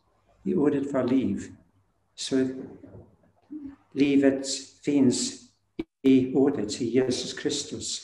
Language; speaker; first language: Swedish; non-native, fluent; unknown